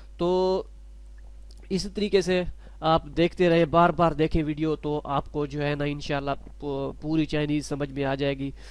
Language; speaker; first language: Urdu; non-native, local second language; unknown